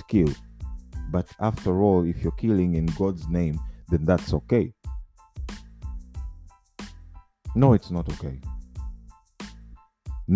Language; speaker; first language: English; non-native, local second language; Ganda